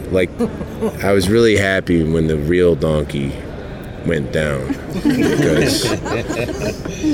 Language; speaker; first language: English; native; English